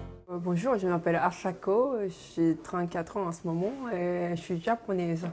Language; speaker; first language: French; non-native, fluent; Japanese